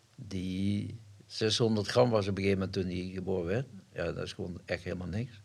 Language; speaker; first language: Dutch; native; Dutch